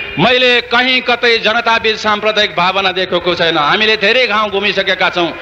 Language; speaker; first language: Nepali; non-native, local second language; Newari